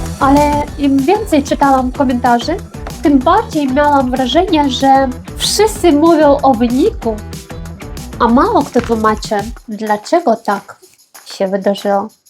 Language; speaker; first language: Polish; non-native, fluent; Ukrainian